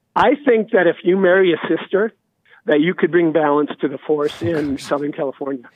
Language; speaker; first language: English; native; English